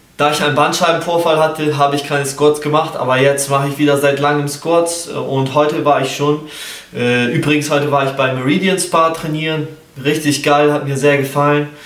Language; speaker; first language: German; early bilingual, other home language; Polish